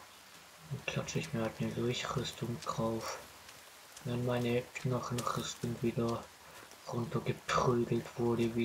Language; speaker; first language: German; native; German